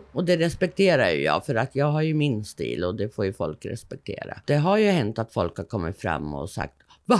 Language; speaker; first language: Swedish; native; Swedish